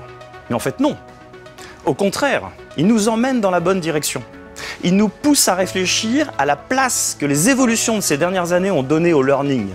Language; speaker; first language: French; native; French